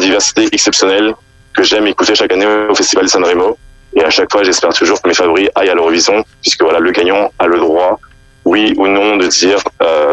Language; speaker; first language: French; native; French